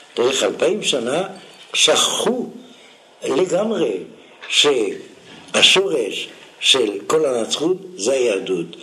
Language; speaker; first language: Hebrew; non-native, fluent; French